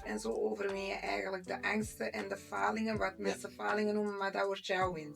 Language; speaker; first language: Dutch; native; Dutch